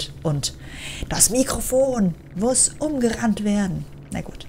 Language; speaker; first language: German; native; German